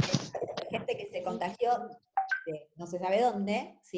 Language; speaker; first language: Spanish; native; Spanish